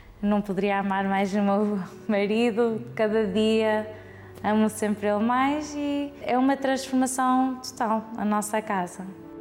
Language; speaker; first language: Portuguese; early bilingual, heritage; Portuguese